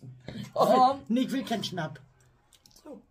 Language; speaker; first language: German; native; German